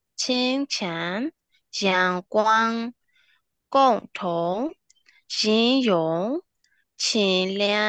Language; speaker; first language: Chinese; non-native, learner; Burmese